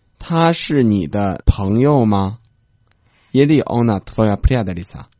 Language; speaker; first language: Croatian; non-native, fluent; Chinese